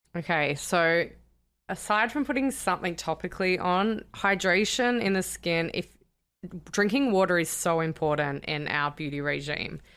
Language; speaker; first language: English; native; English